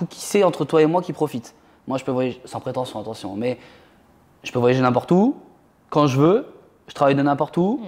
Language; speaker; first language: French; native; French